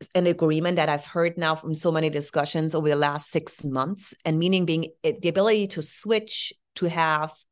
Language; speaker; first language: English; non-native, fluent; German